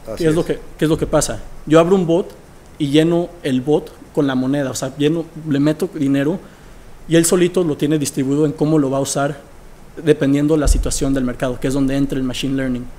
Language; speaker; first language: Spanish; early bilingual, heritage; Spanish